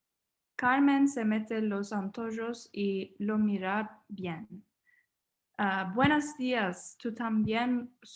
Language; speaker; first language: Spanish; non-native, learner; English